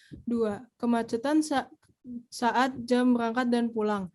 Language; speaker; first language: Indonesian; native; Indonesian